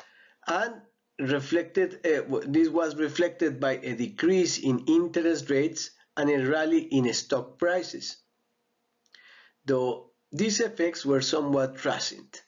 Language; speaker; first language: English; non-native, fluent; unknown